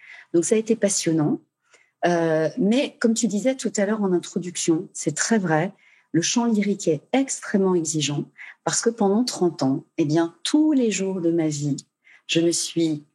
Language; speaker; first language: French; native; French